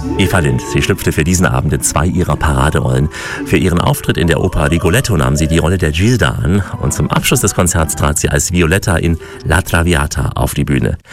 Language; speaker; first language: German; native; German